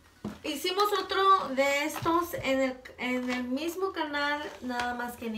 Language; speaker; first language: Spanish; early bilingual, heritage; Spanish